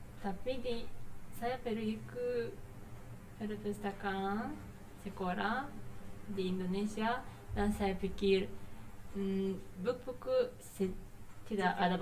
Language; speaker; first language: Indonesian; non-native, learner; Japanese